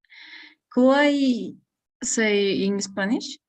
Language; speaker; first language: English; non-native, learner; Spanish